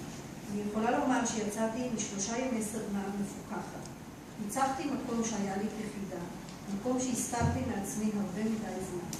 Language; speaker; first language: Hebrew; native; Hebrew